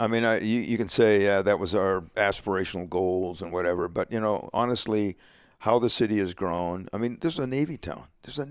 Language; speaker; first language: English; native; English